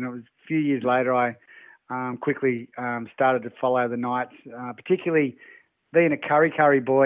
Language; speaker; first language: English; native; English